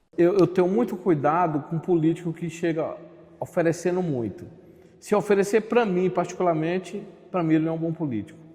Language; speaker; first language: Portuguese; native; Portuguese